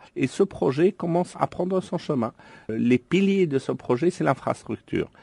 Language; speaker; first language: French; non-native, local second language; Arabic